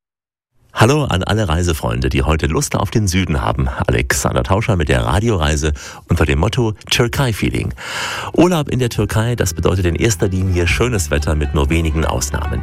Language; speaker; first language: German; native; German